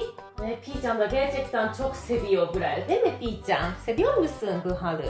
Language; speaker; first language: Turkish; non-native, learner; Japanese